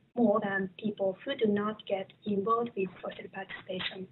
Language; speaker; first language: English; non-native, fluent; Japanese